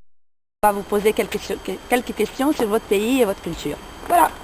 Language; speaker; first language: French; non-native, fluent; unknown